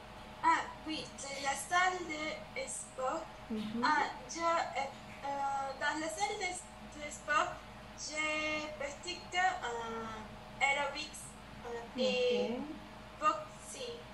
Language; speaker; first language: French; non-native, learner; Spanish